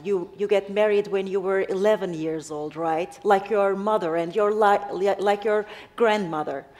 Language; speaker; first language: English; non-native, fluent; Turkish